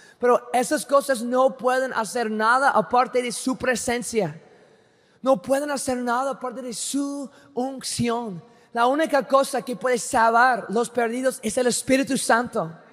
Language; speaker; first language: Spanish; non-native, fluent; English